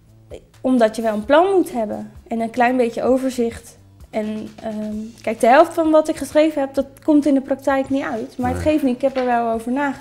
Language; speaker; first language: Dutch; native; Dutch